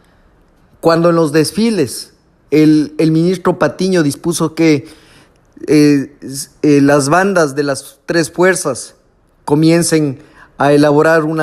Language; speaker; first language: Spanish; native; Spanish